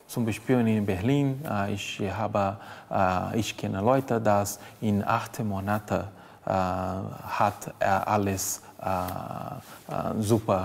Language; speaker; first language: German; non-native, fluent; Portuguese